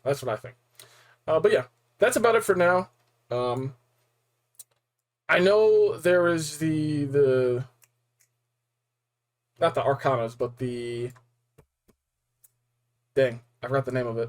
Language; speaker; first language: English; native; English